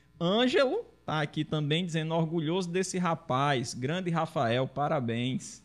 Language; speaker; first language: Portuguese; native; Portuguese